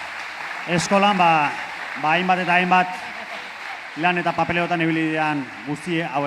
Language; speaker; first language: Basque; native; Basque